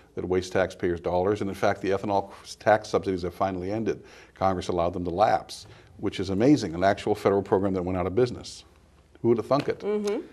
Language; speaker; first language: English; native; English